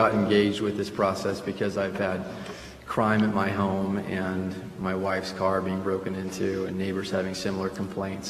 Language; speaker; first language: English; early bilingual, other home language; Spanish